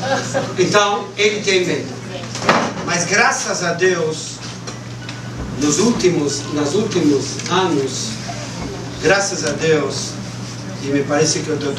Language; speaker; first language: Portuguese; non-native, fluent; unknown